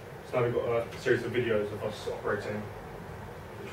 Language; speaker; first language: English; native; English